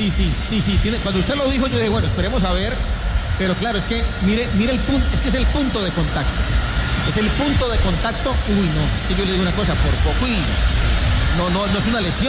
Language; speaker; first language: Spanish; native; Spanish